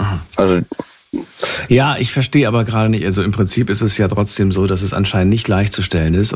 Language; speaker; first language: German; native; German